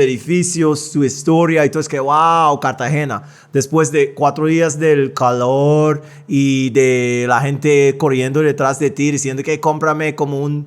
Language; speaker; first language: Spanish; non-native, fluent; English